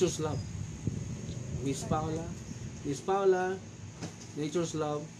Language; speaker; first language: English; non-native, local second language; Filipino